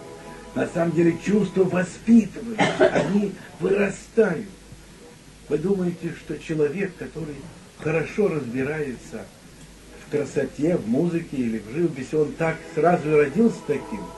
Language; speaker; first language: Russian; native; Russian